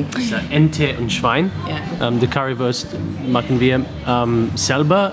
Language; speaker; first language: German; non-native, learner; English